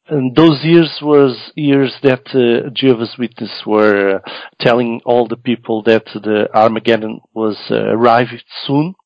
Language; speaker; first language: English; non-native, learner; Portuguese